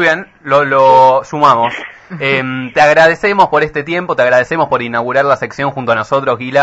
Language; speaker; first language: Spanish; native; Spanish